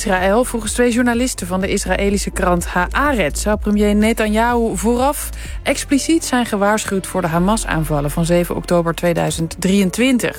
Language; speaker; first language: Dutch; native; Dutch